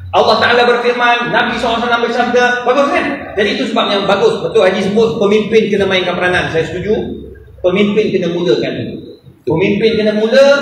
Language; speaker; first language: Malay; non-native, fluent; Arabic